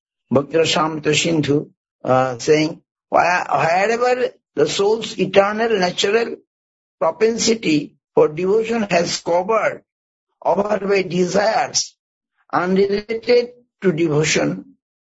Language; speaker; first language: English; non-native, local second language; Bangla